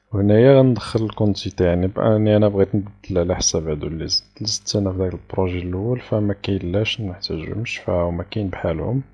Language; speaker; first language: Arabic; native; Arabic